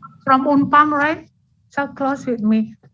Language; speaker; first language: English; non-native, fluent; Indonesian